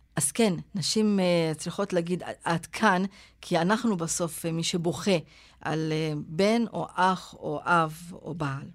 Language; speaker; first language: Hebrew; non-native, local second language; Arabic